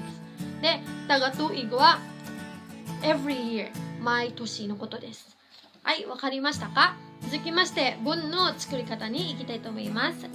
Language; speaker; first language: Japanese; non-native, fluent; Cebuano